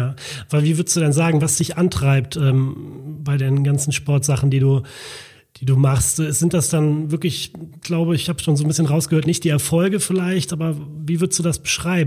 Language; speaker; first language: German; native; German